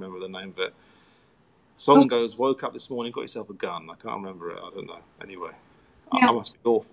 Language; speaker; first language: English; native; English